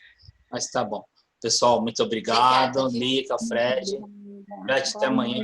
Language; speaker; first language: Portuguese; native; Portuguese